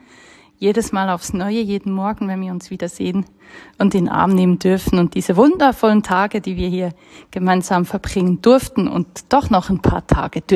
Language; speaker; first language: German; native; German